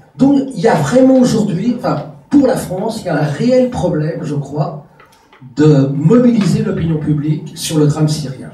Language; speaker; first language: French; native; French